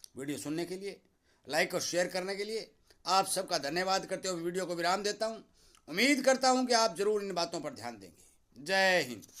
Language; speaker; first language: Hindi; native; Hindi